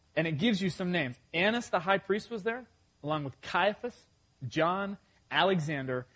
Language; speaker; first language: English; native; English